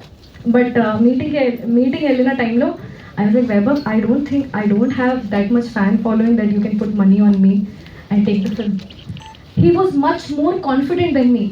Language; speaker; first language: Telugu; non-native, local second language; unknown